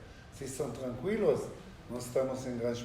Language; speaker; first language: Portuguese; non-native, learner; Hebrew